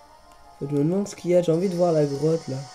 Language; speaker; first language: French; native; French